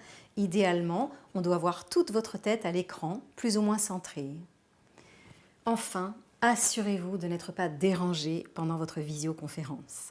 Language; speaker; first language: French; native; French